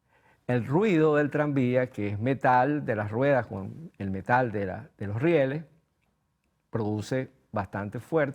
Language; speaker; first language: Spanish; native; Spanish